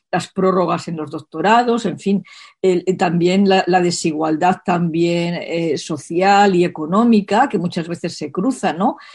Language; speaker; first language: Spanish; native; Spanish